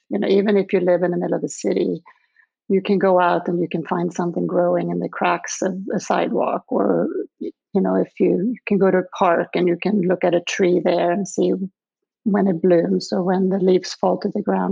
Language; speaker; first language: English; non-native, fluent; Swedish